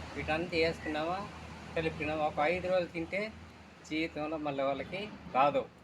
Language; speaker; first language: Telugu; non-native, local second language; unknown